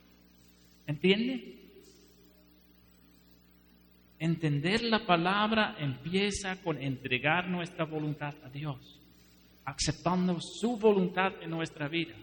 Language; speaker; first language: Spanish; non-native, fluent; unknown